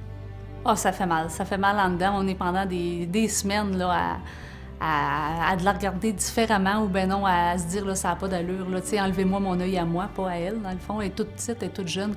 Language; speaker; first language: French; native; French